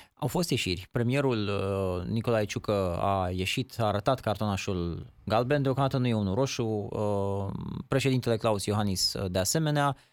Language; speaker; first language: Romanian; native; Romanian